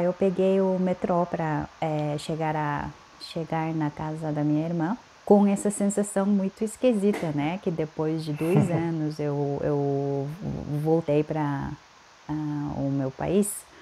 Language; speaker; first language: Portuguese; non-native, fluent; Korean